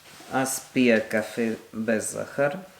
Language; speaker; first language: Bulgarian; non-native, learner; French